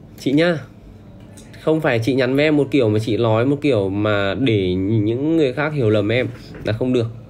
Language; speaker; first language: Vietnamese; native; Vietnamese